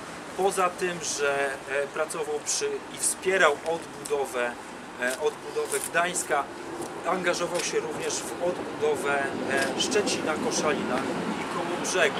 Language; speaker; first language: Polish; native; Polish